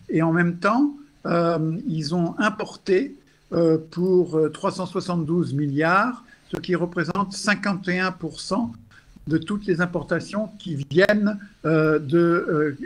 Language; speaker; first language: French; non-native, fluent; English